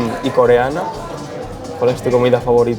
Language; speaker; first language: Spanish; native; Spanish